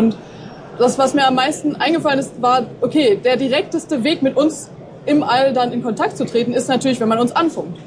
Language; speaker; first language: German; native; German